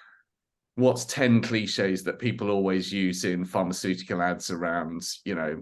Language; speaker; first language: English; native; English